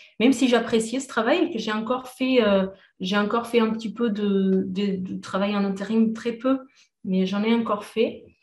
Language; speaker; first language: French; non-native, fluent; Portuguese